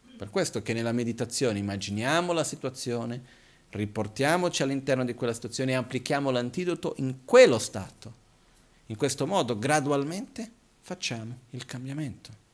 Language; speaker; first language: Italian; non-native, fluent; Portuguese